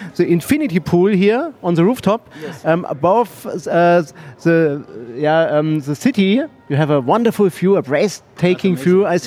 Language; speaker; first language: English; non-native, learner; German